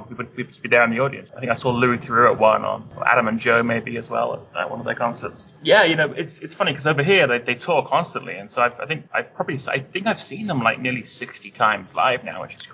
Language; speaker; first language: English; native; English